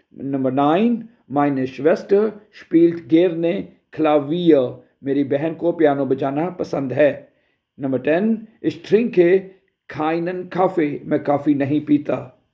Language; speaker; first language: Urdu; native; Urdu